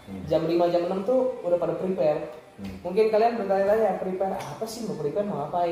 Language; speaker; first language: Indonesian; native; Indonesian